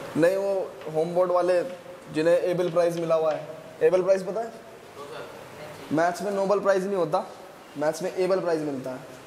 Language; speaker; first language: Hindi; native; Hindi